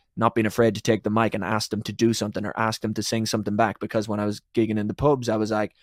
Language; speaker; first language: English; native; English